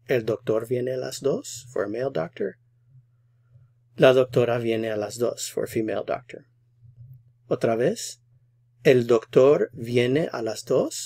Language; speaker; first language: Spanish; non-native, fluent; English